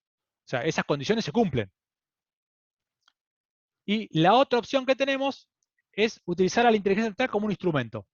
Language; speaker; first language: Spanish; native; Spanish